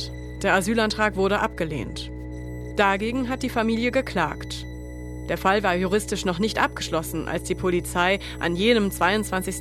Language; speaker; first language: German; native; German